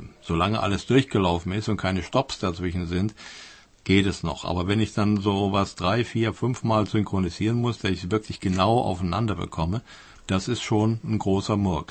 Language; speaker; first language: German; native; German